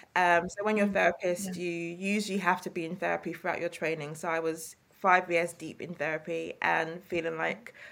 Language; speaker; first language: English; native; English